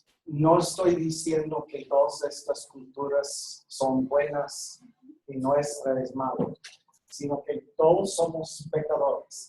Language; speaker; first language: Spanish; non-native, fluent; English